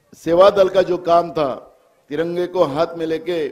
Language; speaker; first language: Hindi; non-native, local second language; Marathi